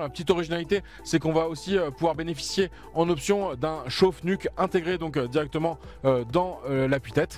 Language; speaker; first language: French; native; French